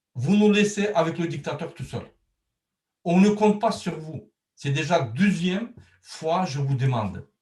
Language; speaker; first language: French; non-native, learner; Turkmen